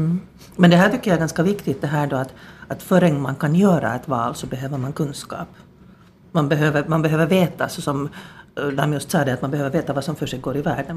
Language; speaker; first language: Swedish; native; Swedish